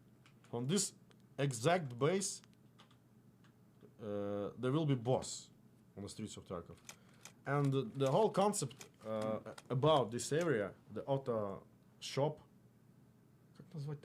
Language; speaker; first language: English; non-native, fluent; Russian